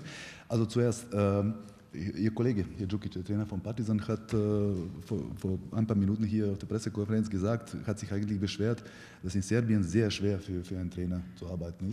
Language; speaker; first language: German; non-native, fluent; Serbian